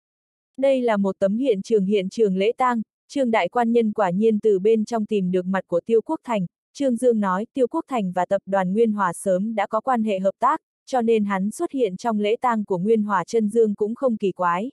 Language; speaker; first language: Vietnamese; native; Vietnamese